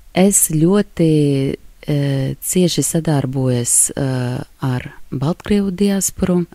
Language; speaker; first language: Latvian; non-native, local second language; Russian